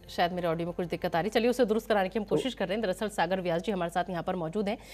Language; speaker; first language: Hindi; native; Hindi